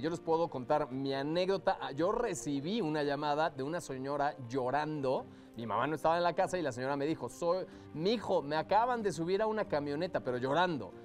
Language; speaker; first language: Spanish; native; Spanish